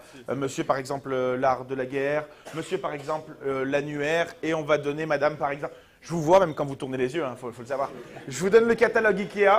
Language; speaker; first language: French; native; French